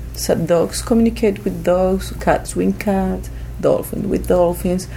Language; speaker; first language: English; non-native, fluent; Spanish